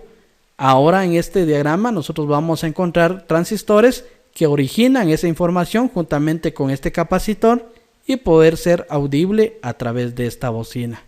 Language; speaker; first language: Spanish; native; Spanish